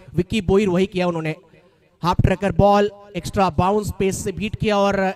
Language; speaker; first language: Hindi; non-native, local second language; Marathi